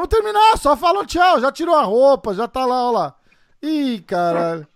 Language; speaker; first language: Portuguese; native; Portuguese